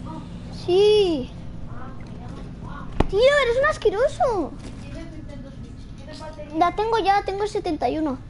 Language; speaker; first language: Spanish; native; Spanish